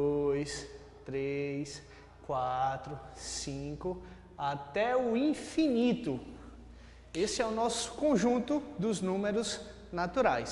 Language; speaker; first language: Portuguese; native; Portuguese